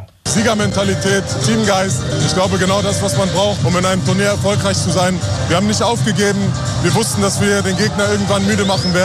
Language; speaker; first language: German; native; German